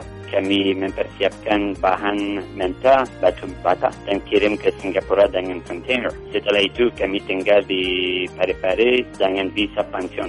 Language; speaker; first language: Indonesian; non-native, learner; English